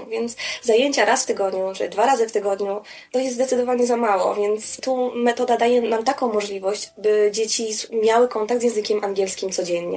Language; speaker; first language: Polish; native; Polish